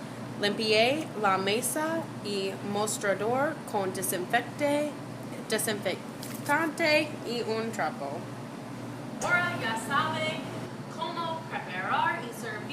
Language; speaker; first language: Spanish; non-native, learner; English